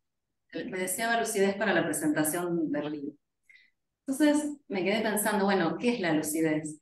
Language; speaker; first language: Spanish; native; Spanish